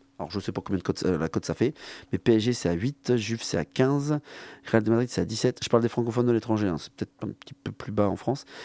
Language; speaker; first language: French; native; French